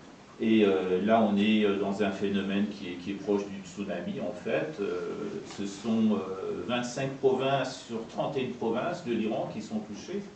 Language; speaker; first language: French; non-native, fluent; Persian